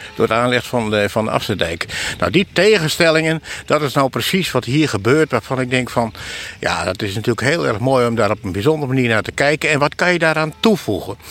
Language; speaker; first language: Dutch; native; Dutch